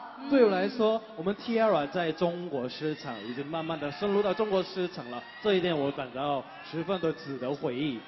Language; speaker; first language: Chinese; non-native, fluent; Korean